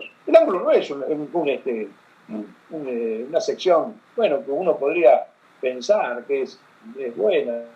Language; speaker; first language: Spanish; native; Spanish